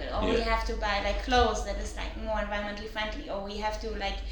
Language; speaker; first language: English; non-native, fluent; German